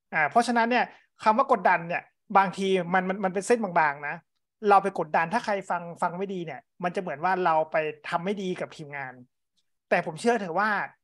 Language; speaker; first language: Thai; native; Thai